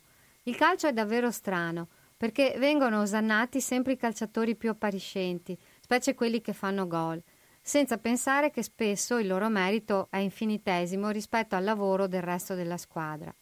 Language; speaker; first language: Italian; native; Italian